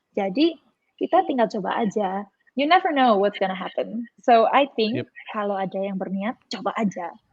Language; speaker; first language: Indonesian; non-native, local second language; Balinese